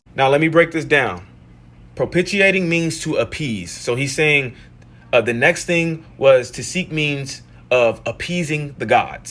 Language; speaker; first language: English; native; English